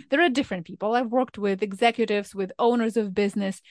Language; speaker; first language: English; non-native, fluent; Ukrainian